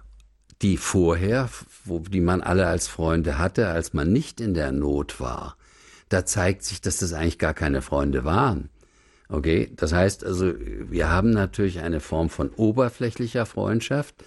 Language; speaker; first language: German; native; German